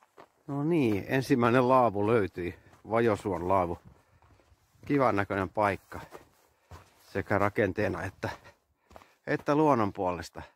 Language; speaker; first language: Finnish; native; Finnish